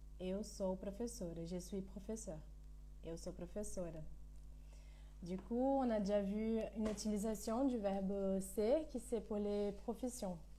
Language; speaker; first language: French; non-native, fluent; Portuguese